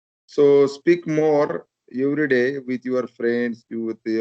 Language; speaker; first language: English; non-native, local second language; Marathi